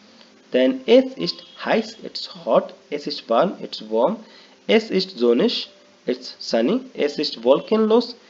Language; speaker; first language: German; non-native, learner; Hindi